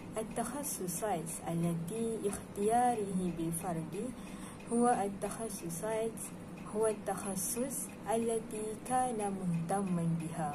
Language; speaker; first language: Arabic; non-native, learner; Malay